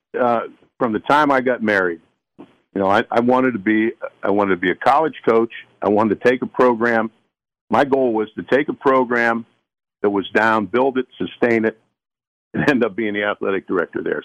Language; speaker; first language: English; early bilingual, other home language; Spanish